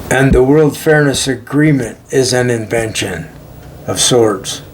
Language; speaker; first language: English; native; English